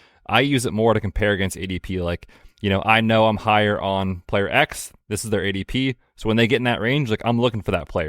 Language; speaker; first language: English; native; English